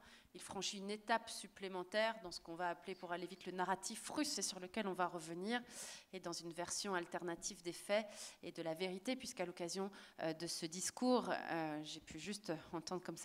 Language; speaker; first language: French; native; French